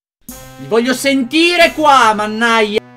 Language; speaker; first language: Italian; native; Italian